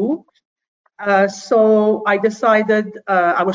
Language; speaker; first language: English; non-native, fluent; French